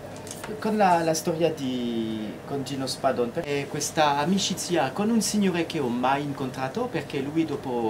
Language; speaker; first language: Italian; non-native, fluent; French